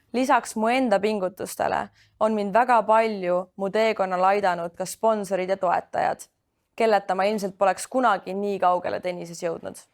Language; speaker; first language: Estonian; native; Estonian